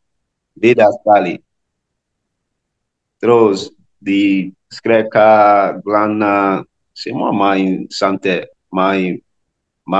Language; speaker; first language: Indonesian; non-native, learner; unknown